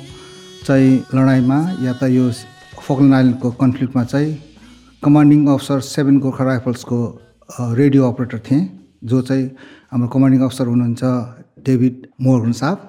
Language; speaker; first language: Nepali; native; Nepali